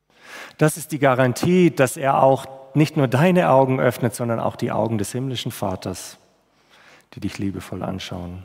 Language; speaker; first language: German; native; German